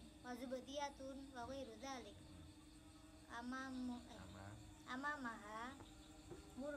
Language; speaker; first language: Arabic; non-native, learner; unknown